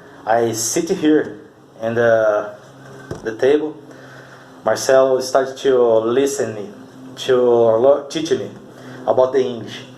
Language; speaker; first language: English; non-native, learner; Portuguese